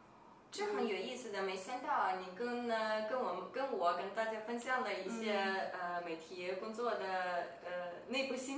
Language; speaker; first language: Chinese; non-native, fluent; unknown